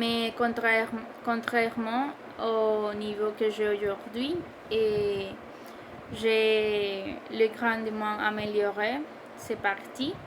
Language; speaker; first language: French; non-native, learner; Spanish